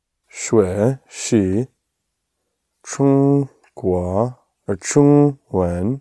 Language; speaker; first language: Chinese; non-native, learner; English